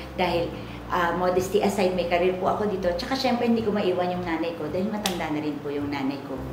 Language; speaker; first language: Filipino; native; Filipino